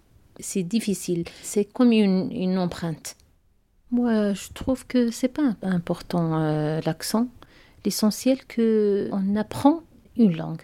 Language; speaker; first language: French; non-native, learner; Arabic